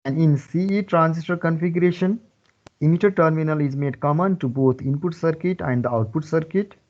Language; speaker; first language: English; non-native, local second language; Nepali